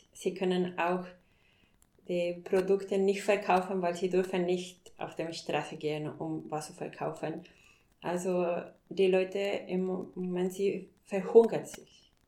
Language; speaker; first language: German; non-native, fluent; Spanish